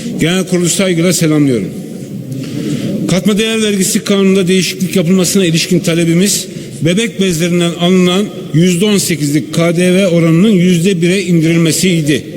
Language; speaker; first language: Turkish; native; Turkish